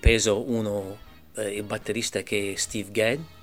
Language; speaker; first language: Italian; early bilingual, heritage; English